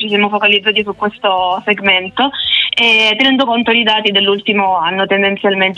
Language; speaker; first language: Italian; native; Italian